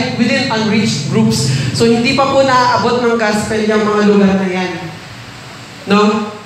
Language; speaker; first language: Filipino; non-native, local second language; Iloko